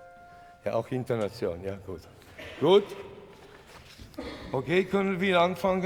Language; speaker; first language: German; non-native, fluent; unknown